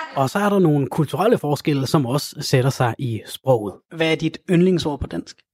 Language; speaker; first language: Danish; native; Danish